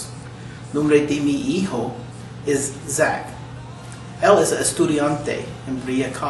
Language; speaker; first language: Spanish; non-native, learner; English